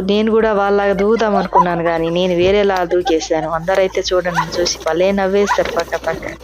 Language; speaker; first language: Telugu; non-native, local second language; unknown